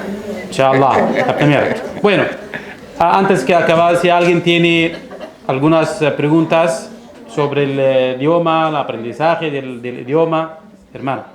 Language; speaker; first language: Spanish; non-native, fluent; Arabic